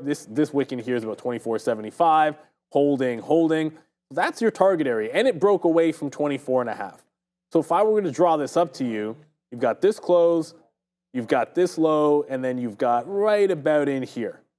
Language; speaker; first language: English; native; English